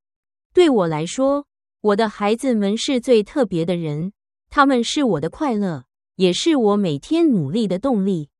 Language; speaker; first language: Chinese; non-native, learner; Vietnamese